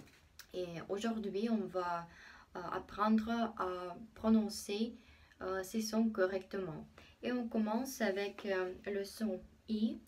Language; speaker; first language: French; non-native, fluent; Russian